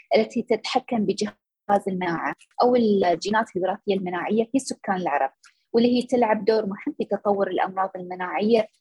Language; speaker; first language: Arabic; native; Arabic